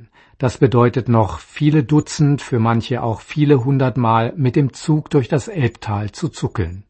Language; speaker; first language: German; native; German